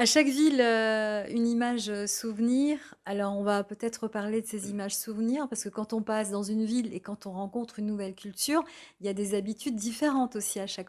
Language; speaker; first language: French; native; French